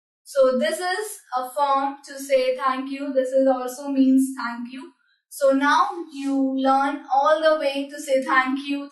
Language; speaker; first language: English; non-native, local second language; Hindi